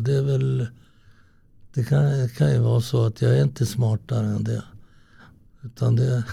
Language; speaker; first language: Swedish; early bilingual, other home language; Italian